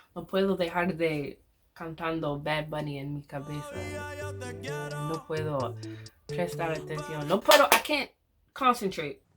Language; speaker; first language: Spanish; non-native, learner; English